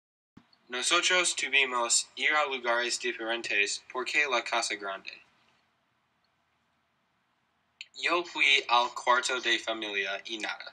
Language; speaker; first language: Spanish; non-native, learner; English